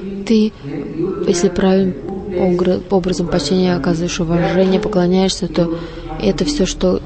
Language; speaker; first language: Russian; non-native, learner; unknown